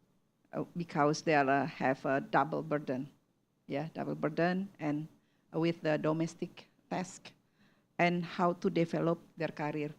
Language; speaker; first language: English; non-native, learner; Indonesian